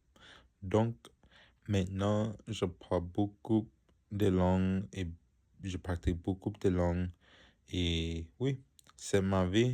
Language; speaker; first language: French; non-native, learner; English